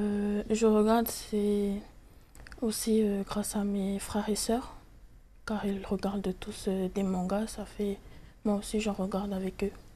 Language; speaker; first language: French; non-native, local second language; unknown